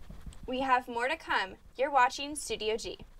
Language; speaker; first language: English; native; English